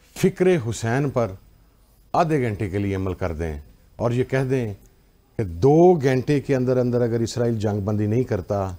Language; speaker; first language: Urdu; non-native, local second language; Punjabi